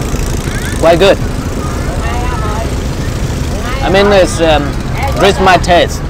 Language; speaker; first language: English; non-native, fluent; Vietnamese